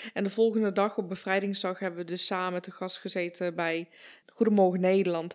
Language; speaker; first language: Dutch; early bilingual, other home language; Persian